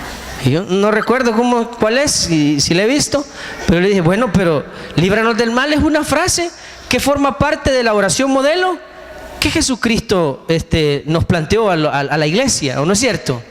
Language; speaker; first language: Spanish; native; Spanish